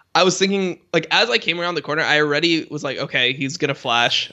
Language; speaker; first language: English; native; English